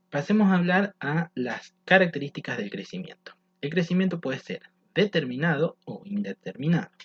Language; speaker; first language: Spanish; native; Spanish